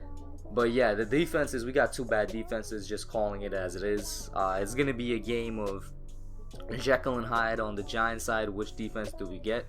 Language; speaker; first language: English; native; English